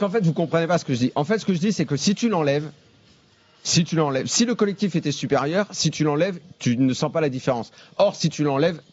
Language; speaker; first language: French; native; French